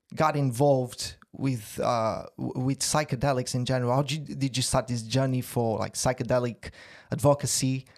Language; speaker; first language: English; non-native, fluent; Portuguese